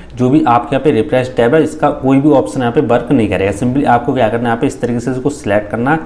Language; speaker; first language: Hindi; native; Hindi